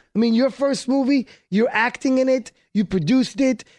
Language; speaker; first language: English; early bilingual, other home language; Hebrew